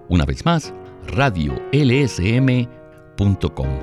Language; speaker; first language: Spanish; native; Spanish